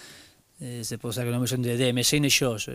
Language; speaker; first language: French; non-native, learner; Spanish